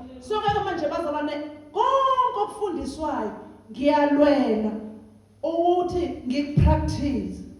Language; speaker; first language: Zulu; native; Zulu